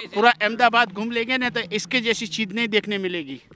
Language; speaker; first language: Hindi; non-native, local second language; Gujarati